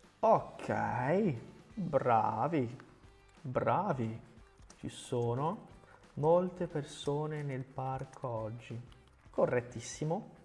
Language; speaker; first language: Italian; non-native, fluent; Portuguese